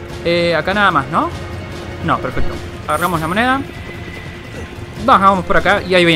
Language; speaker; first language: Spanish; native; Spanish